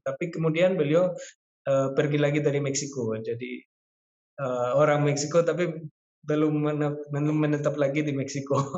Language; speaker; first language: Indonesian; non-native, fluent; Spanish